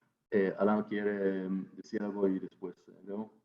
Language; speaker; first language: Spanish; non-native, fluent; Hebrew